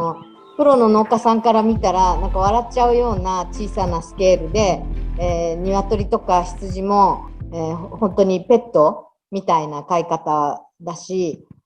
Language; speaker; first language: Japanese; native; Japanese